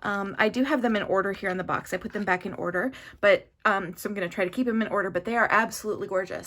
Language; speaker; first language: English; native; English